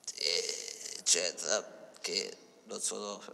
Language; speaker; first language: Italian; native; Italian